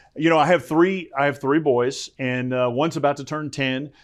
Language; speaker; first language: English; native; English